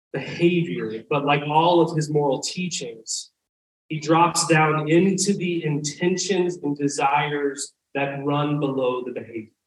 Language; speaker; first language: English; native; English